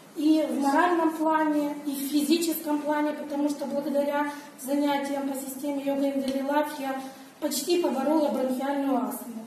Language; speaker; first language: Russian; native; Russian